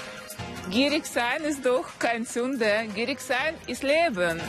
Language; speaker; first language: German; non-native, fluent; Russian